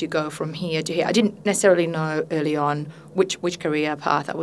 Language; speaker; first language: English; non-native, fluent; Spanish